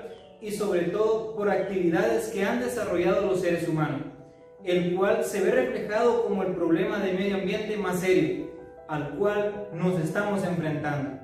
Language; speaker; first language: Spanish; native; Spanish